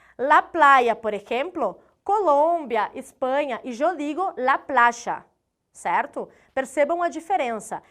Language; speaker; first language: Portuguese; native; Portuguese